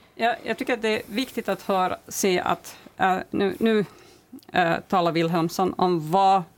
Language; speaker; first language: Swedish; native; Swedish